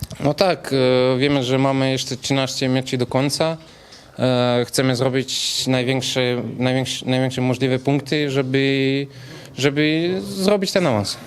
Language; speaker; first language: Polish; non-native, fluent; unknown